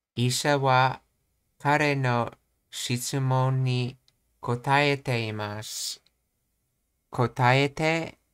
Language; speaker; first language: Japanese; non-native, learner; English